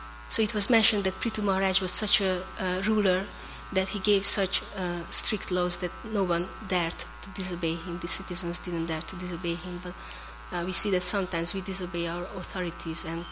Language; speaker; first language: English; non-native, fluent; Hungarian